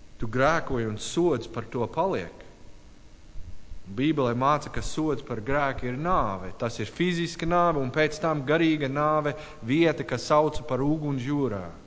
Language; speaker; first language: Latvian; non-native, learner; English